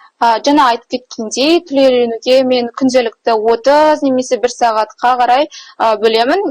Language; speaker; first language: Kazakh; native; Kazakh